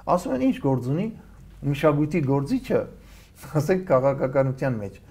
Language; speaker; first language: Armenian; early bilingual, heritage; Armenian